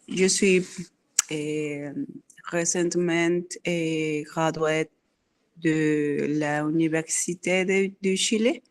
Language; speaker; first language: French; non-native, fluent; Spanish